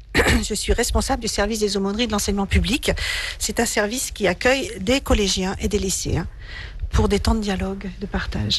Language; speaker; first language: French; native; French